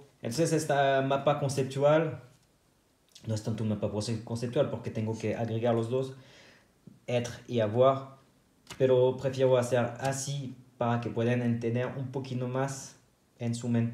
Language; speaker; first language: Spanish; non-native, fluent; French